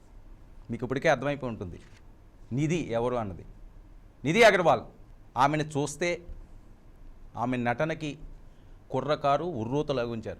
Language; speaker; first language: Telugu; native; Telugu